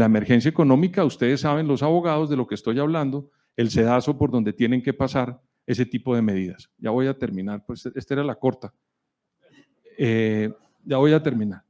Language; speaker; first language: Spanish; native; Spanish